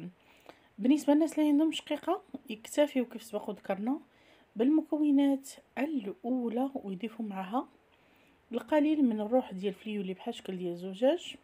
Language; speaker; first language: Arabic; native; Arabic